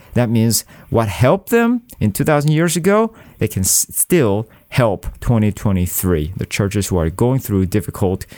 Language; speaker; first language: English; non-native, fluent; Korean